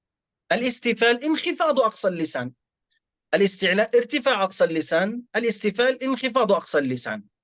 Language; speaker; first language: Arabic; native; Arabic